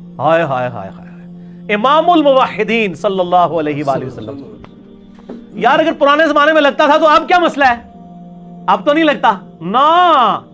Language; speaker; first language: Urdu; non-native, local second language; Punjabi